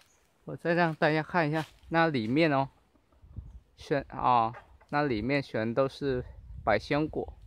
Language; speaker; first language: Chinese; early bilingual, heritage; Chinese